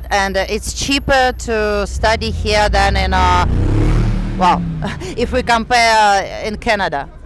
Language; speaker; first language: English; non-native, fluent; Russian